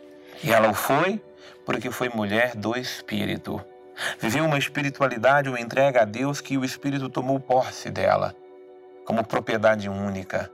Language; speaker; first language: Portuguese; native; Portuguese